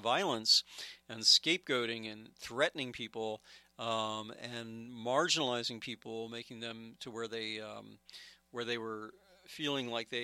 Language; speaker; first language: English; native; English